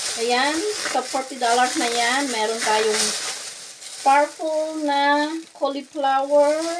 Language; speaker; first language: Filipino; non-native, local second language; Iloko